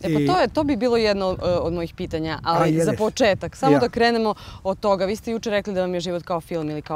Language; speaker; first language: Serbian; native; Serbian